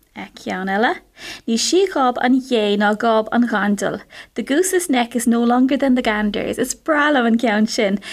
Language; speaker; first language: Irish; non-native, local second language; English